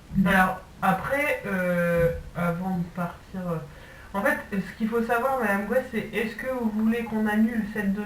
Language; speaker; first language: French; native; French